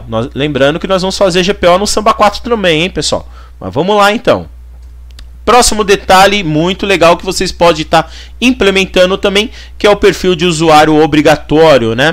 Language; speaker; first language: Portuguese; native; Portuguese